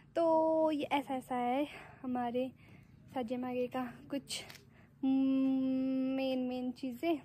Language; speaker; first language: Hindi; native; Hindi